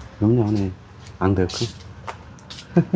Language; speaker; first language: Vietnamese; non-native, learner; Korean